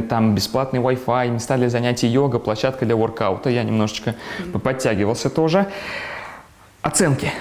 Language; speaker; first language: Russian; native; Russian